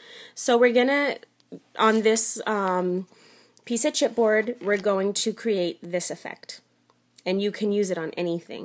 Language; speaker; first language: English; native; English